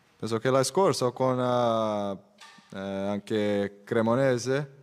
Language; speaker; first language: Italian; non-native, learner; Portuguese